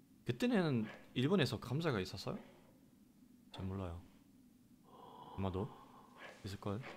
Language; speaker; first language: Korean; non-native, fluent; German